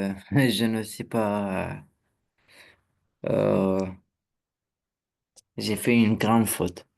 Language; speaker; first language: French; non-native, learner; Romanian